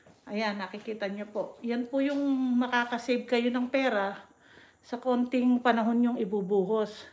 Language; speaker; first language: Filipino; native; Filipino